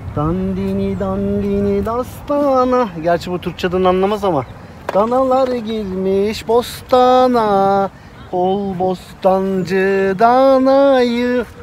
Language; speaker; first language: Turkish; native; Turkish